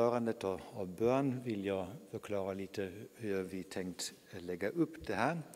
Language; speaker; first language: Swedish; non-native, fluent; German